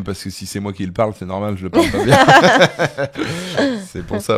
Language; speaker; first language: French; native; French